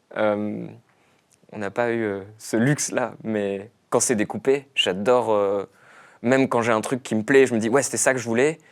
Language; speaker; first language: French; native; French